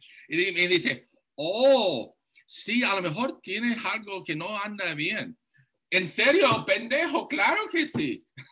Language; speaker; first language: Spanish; non-native, fluent; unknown